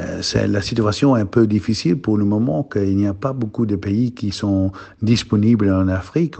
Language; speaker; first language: French; non-native, fluent; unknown